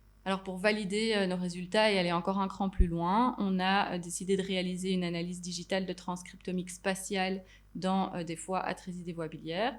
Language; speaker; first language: French; native; French